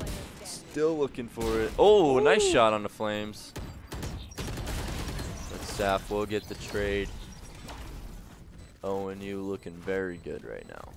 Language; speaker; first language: English; native; English